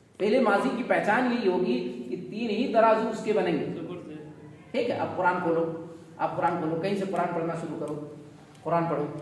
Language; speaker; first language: Urdu; native; Urdu